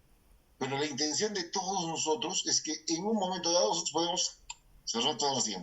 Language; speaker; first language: Spanish; native; Spanish